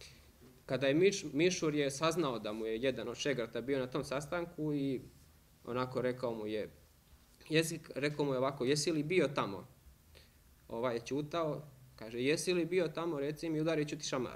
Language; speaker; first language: Serbian; native; Serbian